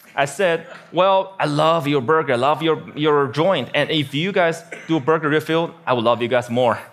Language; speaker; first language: English; non-native, fluent; Chinese